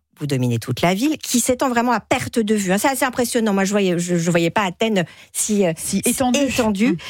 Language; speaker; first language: French; native; French